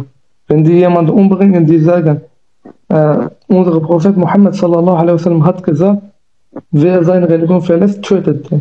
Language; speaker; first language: German; non-native, learner; Kurdish